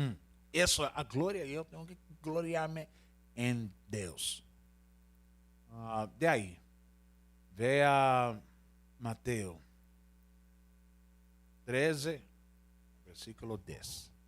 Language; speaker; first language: Portuguese; non-native, learner; Spanish